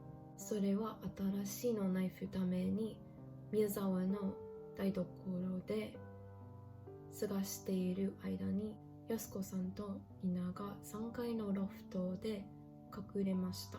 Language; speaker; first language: Japanese; non-native, learner; English